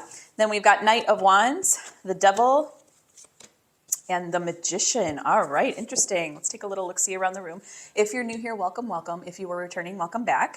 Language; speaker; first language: English; native; English